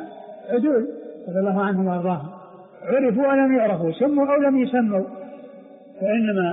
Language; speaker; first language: Arabic; native; Arabic